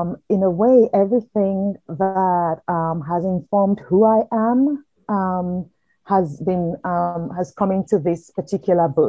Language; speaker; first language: English; non-native, local second language; Yoruba